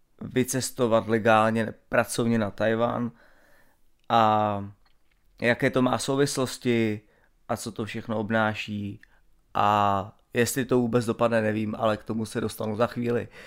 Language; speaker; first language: Czech; native; Czech